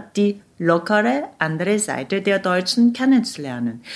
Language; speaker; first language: German; non-native, fluent; Korean